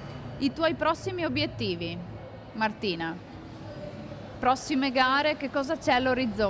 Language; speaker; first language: Italian; native; Italian